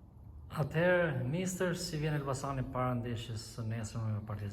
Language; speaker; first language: Albanian; native; Albanian